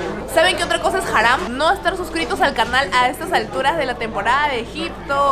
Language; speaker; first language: Spanish; native; Spanish